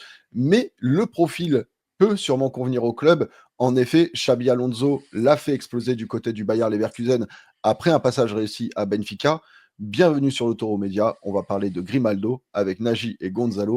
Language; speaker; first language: French; native; French